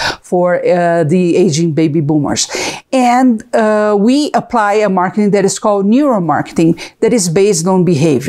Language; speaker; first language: English; non-native, fluent; Portuguese